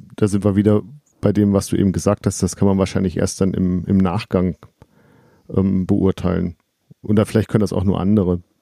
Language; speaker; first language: German; native; German